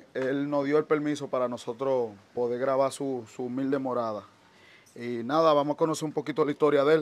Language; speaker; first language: Spanish; native; Spanish